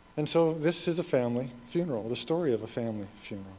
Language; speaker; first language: English; native; English